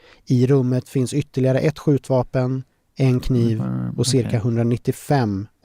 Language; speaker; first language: Swedish; native; Swedish